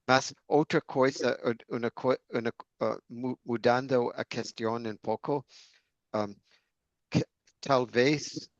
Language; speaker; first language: Portuguese; non-native, learner; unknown